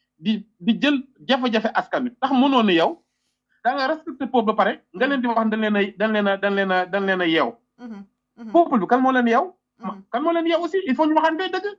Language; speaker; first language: Wolof; native; Wolof